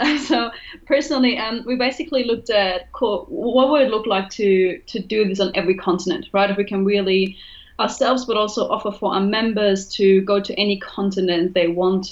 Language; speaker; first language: English; non-native, fluent; German